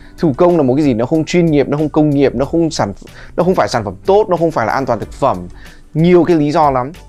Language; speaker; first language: Vietnamese; early bilingual, heritage; Vietnamese